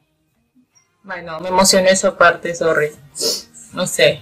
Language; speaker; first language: Spanish; native; Spanish